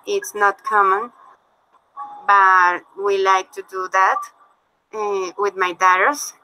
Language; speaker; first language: English; non-native, learner; Spanish